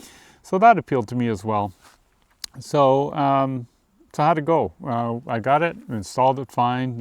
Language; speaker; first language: English; native; English